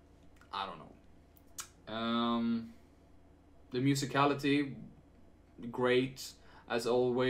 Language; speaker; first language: English; non-native, fluent; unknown